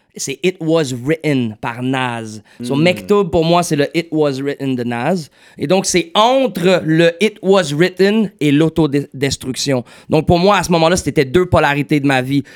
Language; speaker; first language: French; native; French